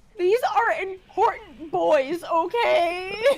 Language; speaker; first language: English; native; English